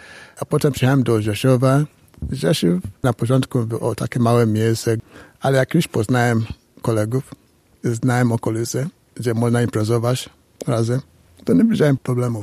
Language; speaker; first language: Polish; non-native, fluent; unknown